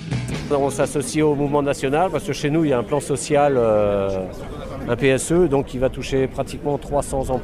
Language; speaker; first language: French; native; French